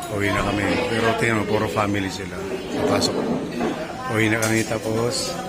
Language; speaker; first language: Filipino; non-native, local second language; Bikol